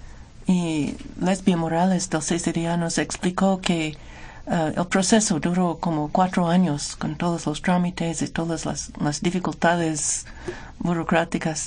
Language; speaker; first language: Spanish; non-native, fluent; English